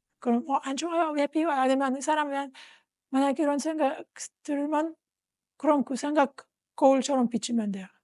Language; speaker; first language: Korean; non-native, fluent; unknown